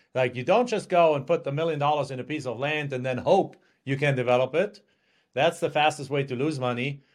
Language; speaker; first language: English; non-native, fluent; German